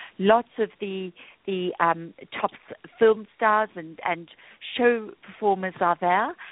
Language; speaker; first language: English; native; English